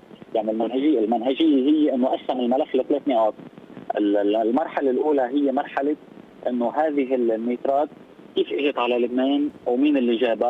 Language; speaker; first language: Arabic; native; Arabic